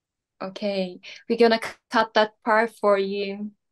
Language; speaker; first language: English; non-native, learner; Turkish